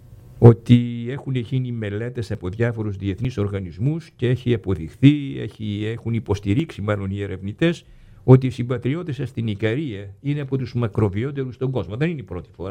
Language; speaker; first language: Greek; native; Greek